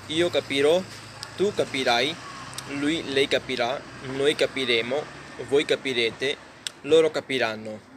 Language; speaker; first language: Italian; non-native, fluent; Urdu